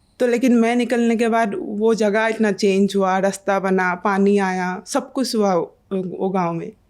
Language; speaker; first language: Hindi; non-native, local second language; Assamese